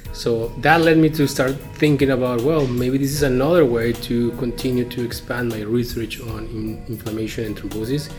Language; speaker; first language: English; non-native, fluent; Spanish